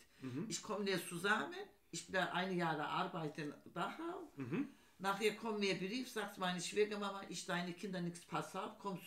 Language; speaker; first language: German; non-native, learner; Turkish